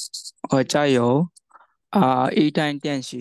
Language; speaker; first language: Chinese; non-native, learner; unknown